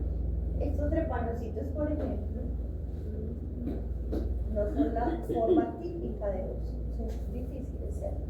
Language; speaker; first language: Spanish; native; Spanish